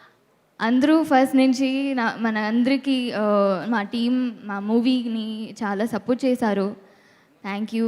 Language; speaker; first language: Telugu; non-native, learner; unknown